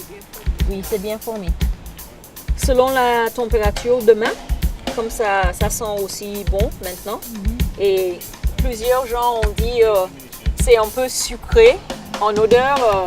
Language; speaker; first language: French; non-native, fluent; English